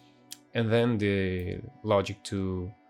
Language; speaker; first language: English; non-native, fluent; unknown